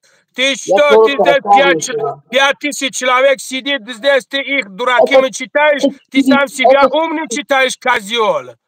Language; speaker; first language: Russian; non-native, learner; Tajik